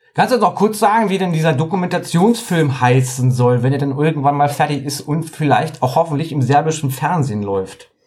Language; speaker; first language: German; native; German